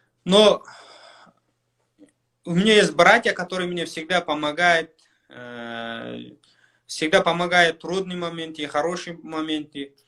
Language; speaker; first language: Russian; non-native, local second language; Kyrgyz